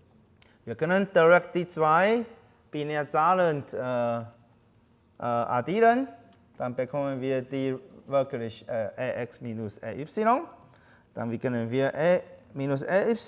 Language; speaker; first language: German; non-native, fluent; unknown